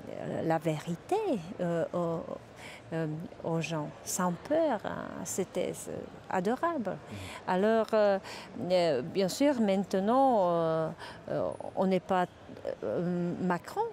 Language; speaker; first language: French; non-native, fluent; Czech